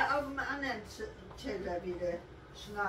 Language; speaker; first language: German; native; German